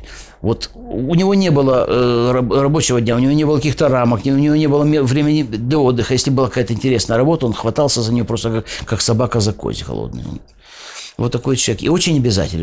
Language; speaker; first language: Russian; native; Russian